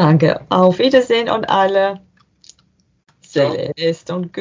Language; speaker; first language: German; non-native, learner; English